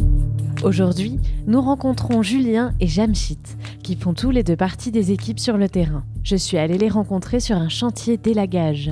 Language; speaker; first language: French; native; French